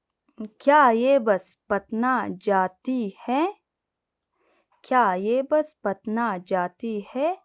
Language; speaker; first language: Hindi; non-native, fluent; Persian